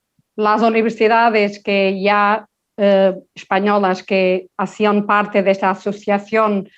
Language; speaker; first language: Spanish; non-native, local second language; Portuguese